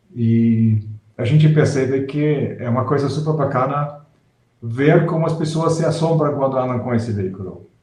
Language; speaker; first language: Portuguese; non-native, fluent; German